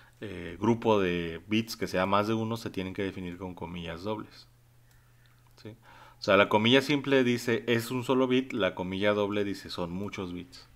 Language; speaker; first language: Spanish; native; Spanish